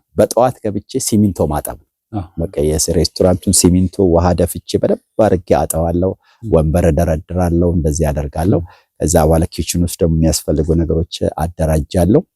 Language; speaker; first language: Amharic; native; Amharic